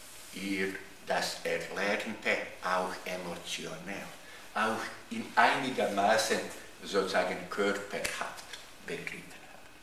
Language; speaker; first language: German; non-native, fluent; Bosnian